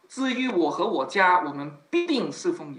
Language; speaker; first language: Chinese; native; Chinese